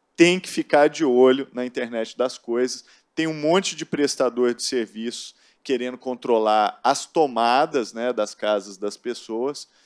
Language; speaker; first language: Portuguese; native; Portuguese